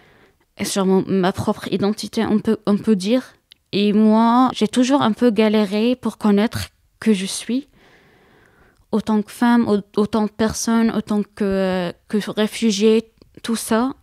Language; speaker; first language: French; non-native, fluent; Arabic